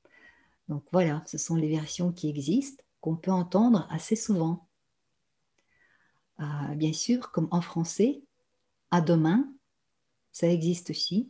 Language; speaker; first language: French; non-native, fluent; Russian